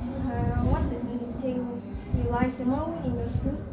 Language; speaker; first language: English; non-native, learner; Vietnamese